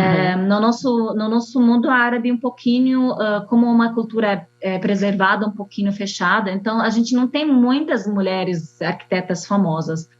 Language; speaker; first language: Portuguese; non-native, fluent; Arabic